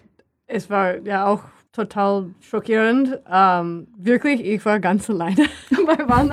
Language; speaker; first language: German; non-native, learner; English